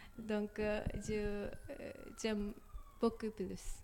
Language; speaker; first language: French; non-native, learner; Japanese